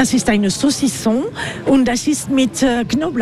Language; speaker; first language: German; non-native, learner; French